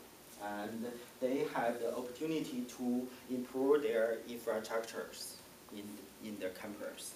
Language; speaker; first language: English; non-native, learner; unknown